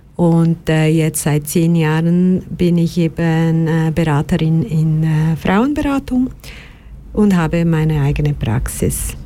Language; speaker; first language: German; non-native, fluent; Portuguese